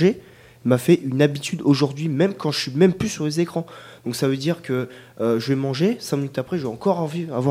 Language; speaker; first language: French; native; French